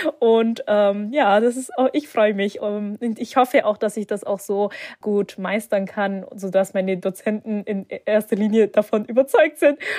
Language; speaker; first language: German; early bilingual, other home language; Turkish